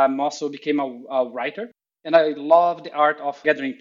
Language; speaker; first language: English; non-native, fluent; Portuguese